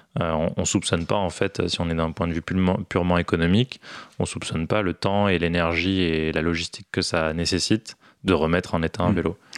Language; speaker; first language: French; native; French